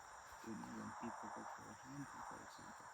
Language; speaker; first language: English; non-native, local second language; Spanish